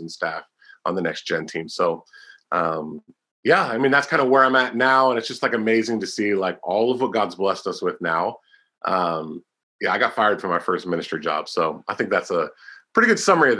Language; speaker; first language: English; native; English